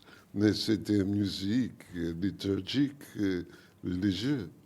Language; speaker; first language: French; non-native, learner; English